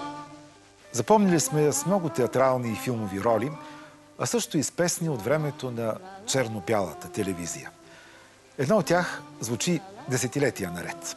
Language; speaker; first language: Bulgarian; native; Bulgarian